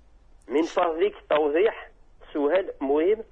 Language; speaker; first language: Arabic; non-native, learner; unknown